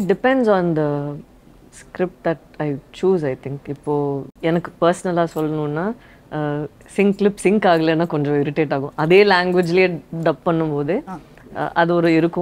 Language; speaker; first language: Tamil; non-native, local second language; Badaga